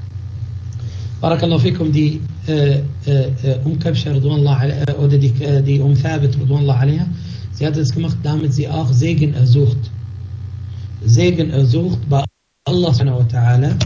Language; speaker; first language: German; non-native, fluent; Arabic